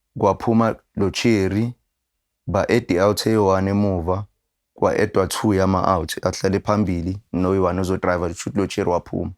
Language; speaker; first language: Zulu; native; Zulu